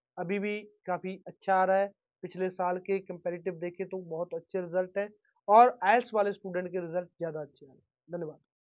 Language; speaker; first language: Hindi; non-native, local second language; Punjabi